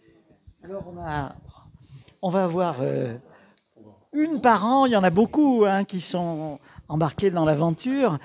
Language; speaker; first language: French; native; French